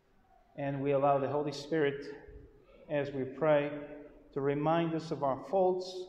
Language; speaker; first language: English; non-native, fluent; Portuguese